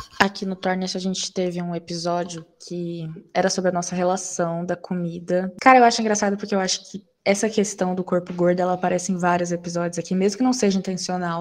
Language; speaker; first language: Portuguese; native; Portuguese